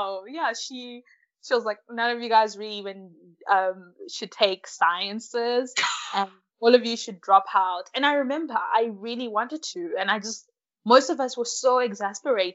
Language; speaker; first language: English; early bilingual, other home language; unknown